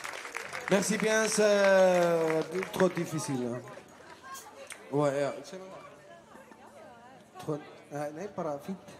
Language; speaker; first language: French; non-native, learner; Icelandic